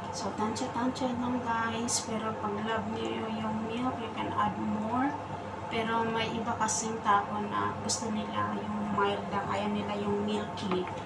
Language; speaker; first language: Filipino; non-native, local second language; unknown